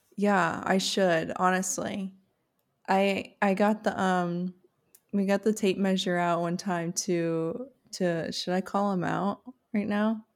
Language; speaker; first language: English; native; English